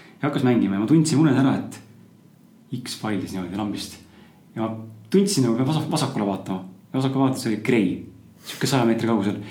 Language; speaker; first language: Estonian; native; Estonian